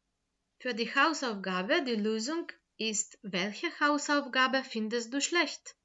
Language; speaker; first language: German; non-native, fluent; Macedonian